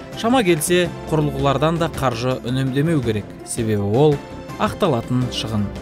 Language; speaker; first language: Kazakh; native; Kazakh